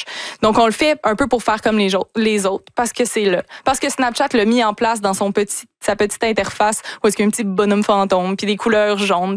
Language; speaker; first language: French; native; French